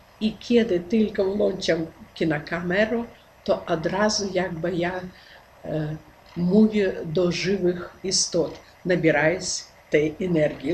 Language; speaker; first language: Polish; non-native, learner; Ukrainian